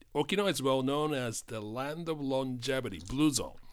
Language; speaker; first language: English; non-native, fluent; Japanese